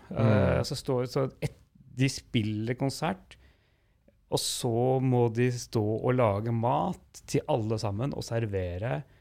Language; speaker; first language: Norwegian; native; Norwegian